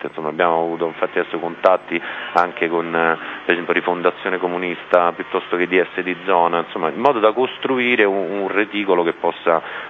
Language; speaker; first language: Italian; native; Italian